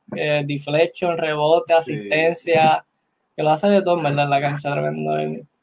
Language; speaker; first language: Spanish; native; Spanish